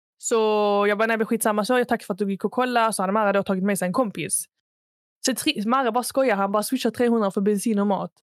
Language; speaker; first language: Swedish; early bilingual, other home language; Arabic